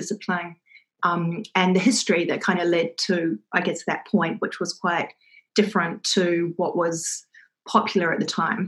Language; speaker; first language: English; native; English